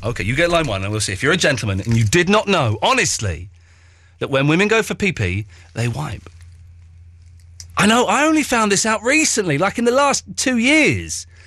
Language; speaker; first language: English; native; English